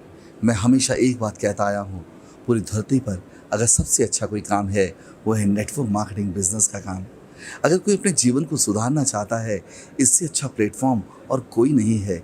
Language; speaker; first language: Hindi; native; Hindi